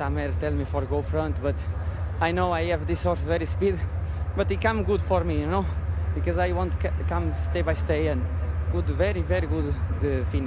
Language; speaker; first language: English; non-native, learner; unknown